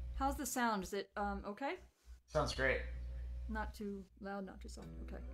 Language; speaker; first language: English; native; English